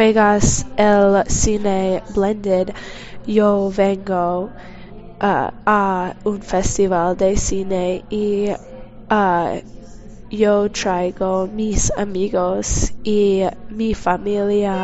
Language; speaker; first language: Spanish; non-native, learner; English